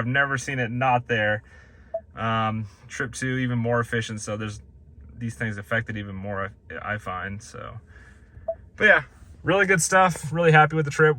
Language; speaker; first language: English; native; English